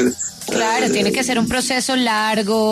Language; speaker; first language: Spanish; native; Spanish